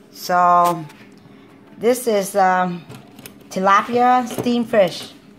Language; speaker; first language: English; non-native, fluent; Vietnamese